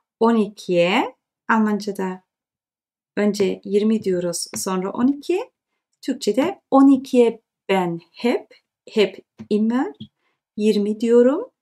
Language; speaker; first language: Turkish; early bilingual, heritage; Turkish